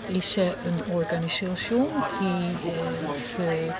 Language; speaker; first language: French; non-native, learner; Dutch